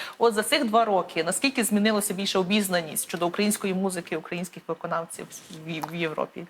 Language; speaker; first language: Ukrainian; native; Ukrainian